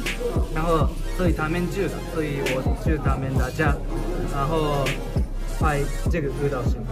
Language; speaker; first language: Chinese; non-native, learner; Japanese